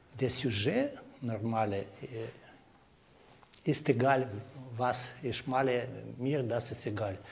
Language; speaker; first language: German; non-native, learner; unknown